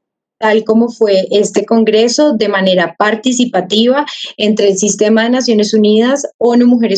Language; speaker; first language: Spanish; native; Spanish